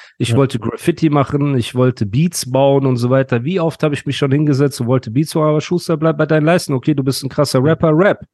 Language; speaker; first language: German; early bilingual, other home language; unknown